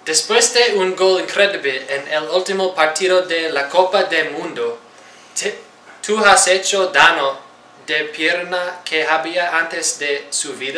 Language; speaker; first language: Spanish; non-native, learner; English